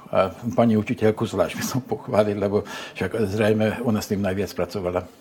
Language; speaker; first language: Slovak; native; Slovak